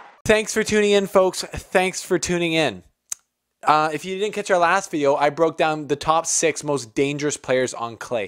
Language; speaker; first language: English; native; English